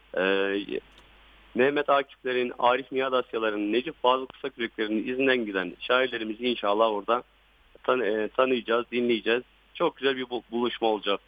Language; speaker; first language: Turkish; native; Turkish